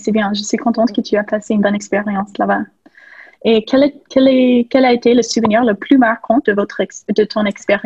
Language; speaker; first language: French; non-native, fluent; English